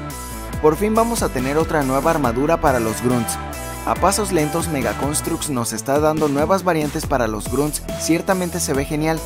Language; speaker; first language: Spanish; native; Spanish